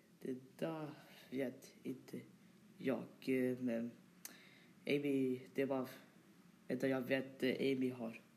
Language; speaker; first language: Swedish; non-native, learner; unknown